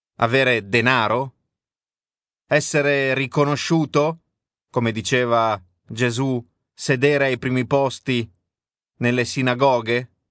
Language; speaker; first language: Italian; native; Italian